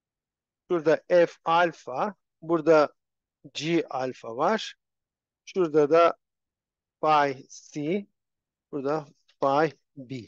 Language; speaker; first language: Turkish; native; Turkish